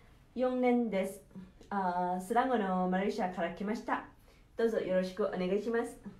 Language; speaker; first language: Japanese; non-native, learner; Malay